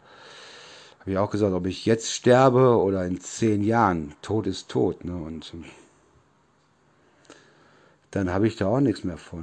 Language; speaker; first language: German; native; German